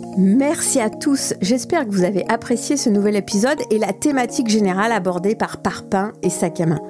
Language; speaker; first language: French; native; French